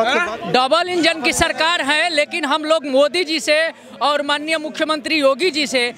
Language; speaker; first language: Hindi; native; Hindi